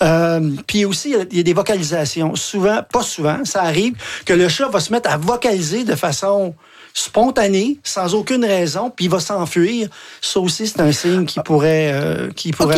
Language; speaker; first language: French; native; French